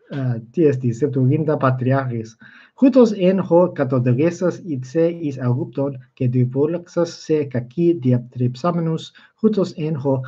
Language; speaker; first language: Greek; non-native, fluent; English